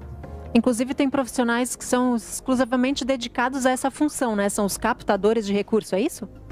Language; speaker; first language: Portuguese; native; Portuguese